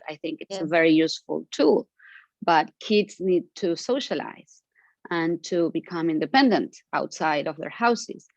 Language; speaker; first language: English; non-native, fluent; Spanish